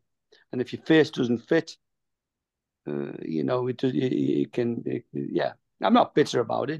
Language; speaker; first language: English; native; English